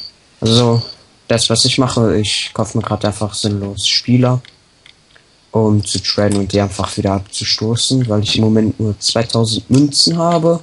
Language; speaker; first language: German; native; German